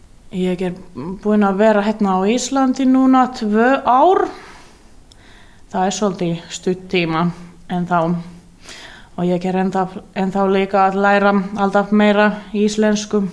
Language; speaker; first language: Icelandic; non-native, learner; Finnish